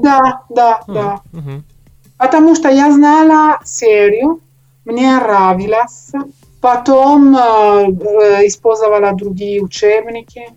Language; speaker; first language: Russian; non-native, learner; Italian